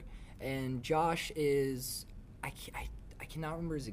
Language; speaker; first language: English; native; English